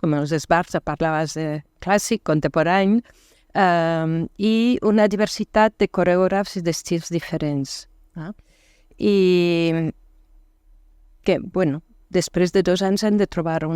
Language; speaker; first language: Catalan; non-native, fluent; French